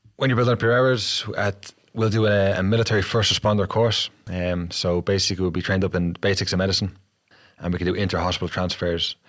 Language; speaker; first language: English; native; English